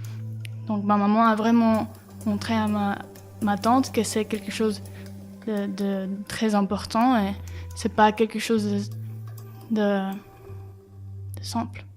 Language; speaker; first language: French; non-native, fluent; Spanish